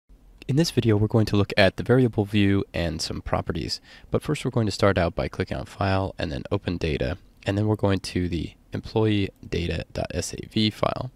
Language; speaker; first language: English; native; English